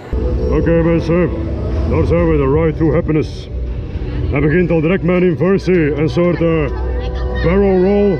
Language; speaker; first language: Dutch; native; Dutch